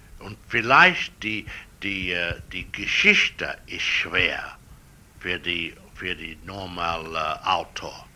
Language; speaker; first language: German; non-native, learner; English